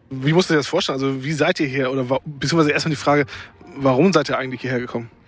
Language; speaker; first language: German; native; German